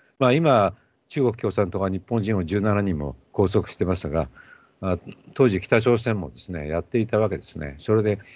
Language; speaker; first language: Japanese; native; Japanese